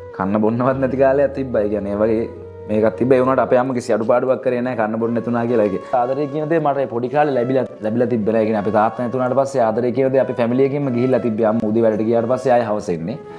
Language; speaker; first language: Sinhala; native; Sinhala